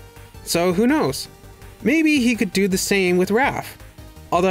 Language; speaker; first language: English; native; English